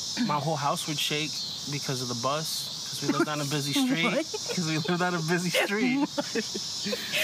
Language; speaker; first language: English; early bilingual, other home language; Spanish